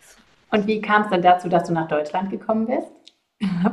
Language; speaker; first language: German; native; German